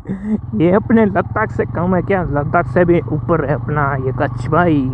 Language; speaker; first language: Hindi; non-native, local second language; Gujarati